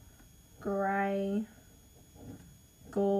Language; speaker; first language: English; native; English